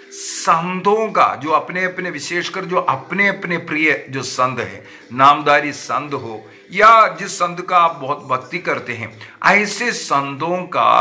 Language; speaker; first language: Hindi; non-native, local second language; Malayalam